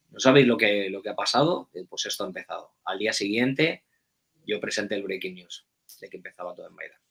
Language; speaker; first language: Spanish; native; Spanish